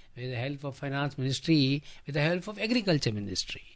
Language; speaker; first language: English; non-native, local second language; Hindi